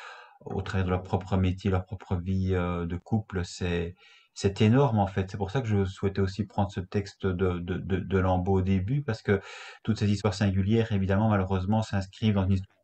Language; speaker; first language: French; native; French